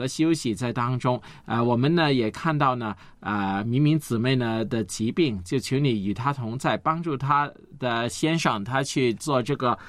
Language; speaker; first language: Chinese; native; Chinese